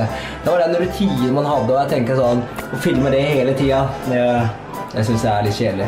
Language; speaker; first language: Norwegian; native; Norwegian